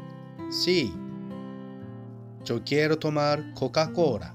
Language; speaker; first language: Spanish; non-native, fluent; Japanese